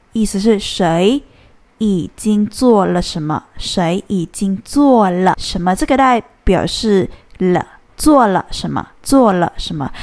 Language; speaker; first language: Chinese; non-native, fluent; Thai